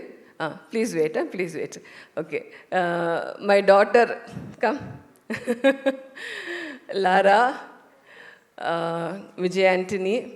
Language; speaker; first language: Telugu; non-native, learner; Tamil